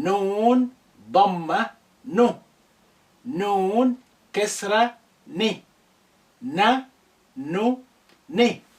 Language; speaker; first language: Arabic; non-native, fluent; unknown